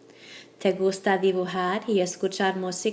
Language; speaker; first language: Spanish; non-native, fluent; English